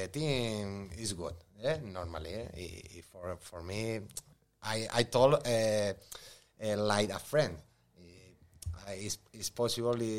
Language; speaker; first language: English; non-native, learner; Spanish